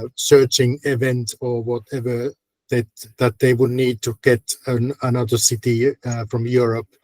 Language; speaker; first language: English; non-native, fluent; Finnish